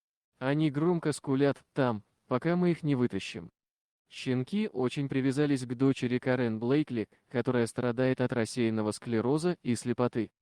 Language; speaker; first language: Russian; native; Russian